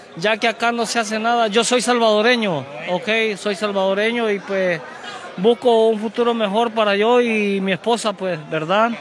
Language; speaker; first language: Spanish; native; Spanish